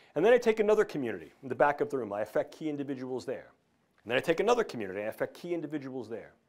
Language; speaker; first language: English; native; English